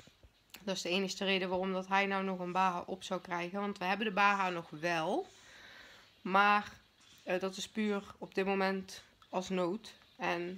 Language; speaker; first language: Dutch; native; Dutch